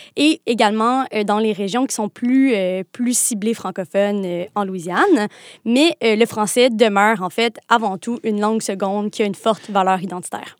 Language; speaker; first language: French; native; French